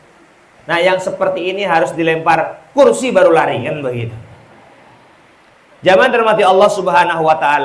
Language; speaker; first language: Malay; non-native, local second language; Javanese